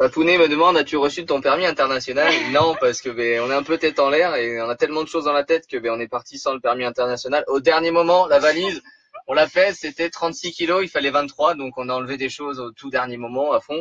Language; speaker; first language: French; native; French